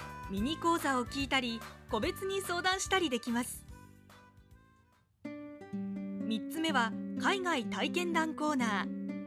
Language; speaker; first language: Japanese; native; Japanese